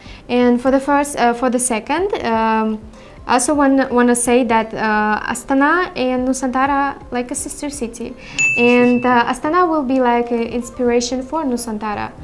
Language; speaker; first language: English; non-native, learner; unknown